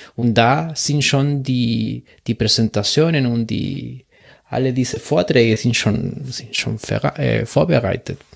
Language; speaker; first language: German; non-native, learner; Spanish